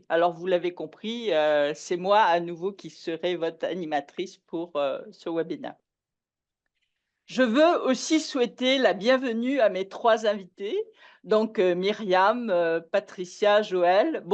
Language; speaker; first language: French; native; French